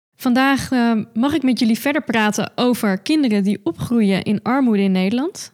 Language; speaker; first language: Dutch; native; Dutch